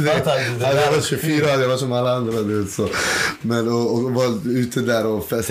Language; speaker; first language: Swedish; native; Swedish